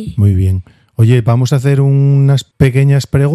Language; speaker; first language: Spanish; native; Spanish